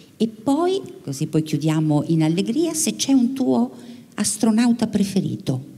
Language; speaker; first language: Italian; native; Italian